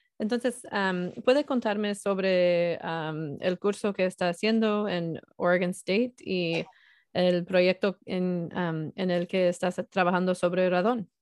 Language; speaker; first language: Spanish; non-native, learner; English